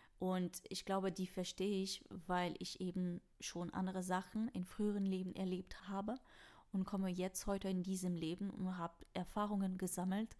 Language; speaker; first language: German; non-native, fluent; French